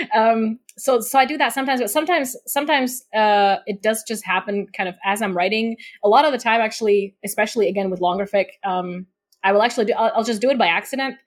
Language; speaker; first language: English; non-native, fluent; Slovak